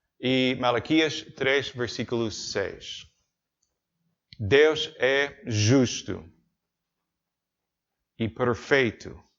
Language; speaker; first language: Portuguese; non-native, learner; English